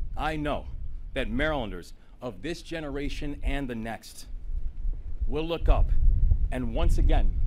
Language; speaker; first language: English; native; English